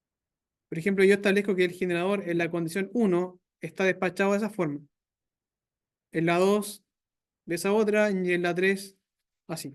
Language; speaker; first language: Spanish; native; Spanish